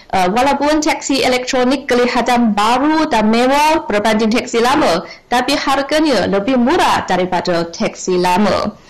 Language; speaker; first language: Malay; non-native, learner; Chinese